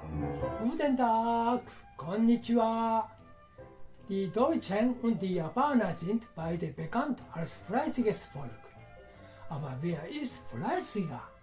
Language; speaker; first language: German; non-native, fluent; Japanese